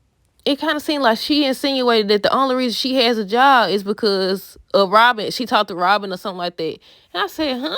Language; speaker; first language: English; native; English